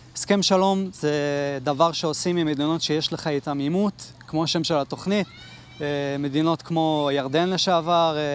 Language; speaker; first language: Hebrew; native; Hebrew